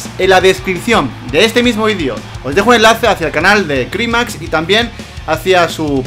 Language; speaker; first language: Spanish; native; Spanish